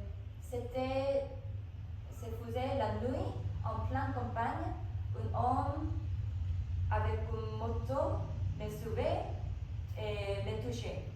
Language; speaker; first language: French; non-native, learner; Korean